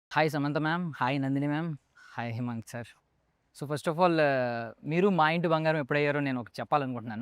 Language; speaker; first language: Telugu; native; Telugu